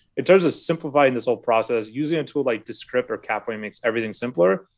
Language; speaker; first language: English; native; English